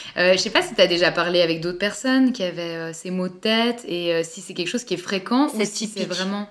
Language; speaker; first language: French; native; French